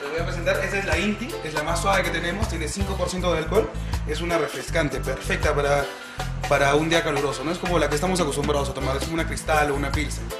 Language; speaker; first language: Spanish; native; Spanish